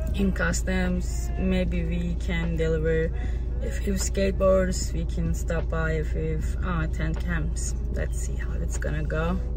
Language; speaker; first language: English; non-native, fluent; Turkish